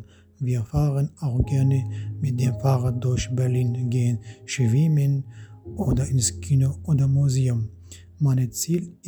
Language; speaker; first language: German; non-native, fluent; Arabic